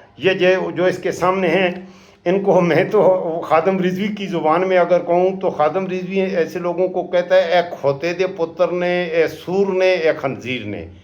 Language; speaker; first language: Urdu; non-native, local second language; Pashto